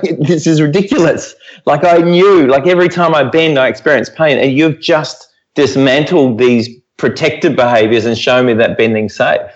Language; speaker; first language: English; native; English